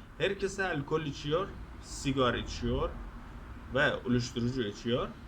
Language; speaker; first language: Turkish; non-native, learner; Persian